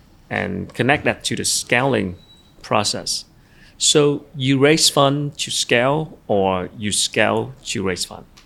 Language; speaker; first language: English; non-native, fluent; Vietnamese